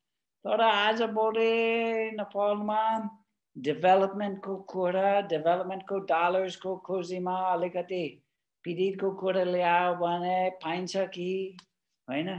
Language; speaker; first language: Nepali; non-native, fluent; English